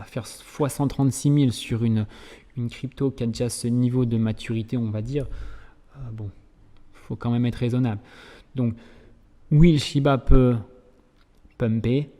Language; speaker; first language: French; native; French